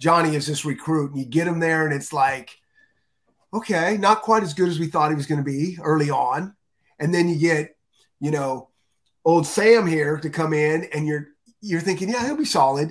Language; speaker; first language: English; native; English